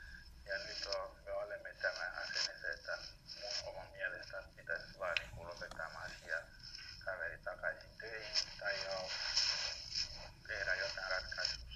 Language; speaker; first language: Finnish; non-native, fluent; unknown